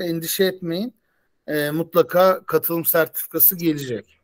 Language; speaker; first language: Turkish; native; Turkish